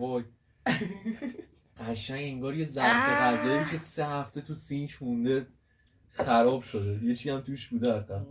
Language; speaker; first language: Persian; native; Persian